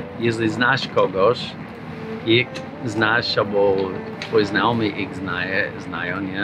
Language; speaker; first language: Polish; non-native, fluent; English